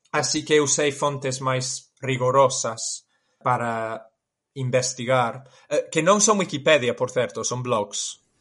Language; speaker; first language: Galician; non-native, fluent; English